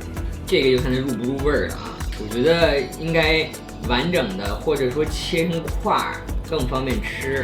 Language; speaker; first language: Chinese; native; Chinese